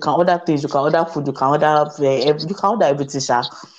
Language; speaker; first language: English; non-native, local second language; Yoruba